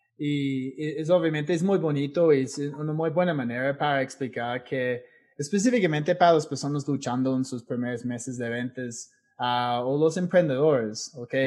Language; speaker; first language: Spanish; non-native, fluent; English